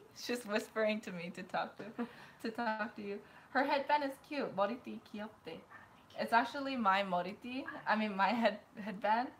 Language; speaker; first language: English; early bilingual, other home language; Korean